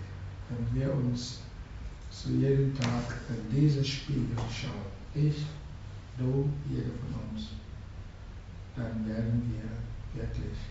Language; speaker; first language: German; non-native, learner; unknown